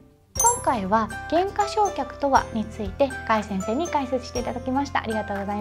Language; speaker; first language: Japanese; native; Japanese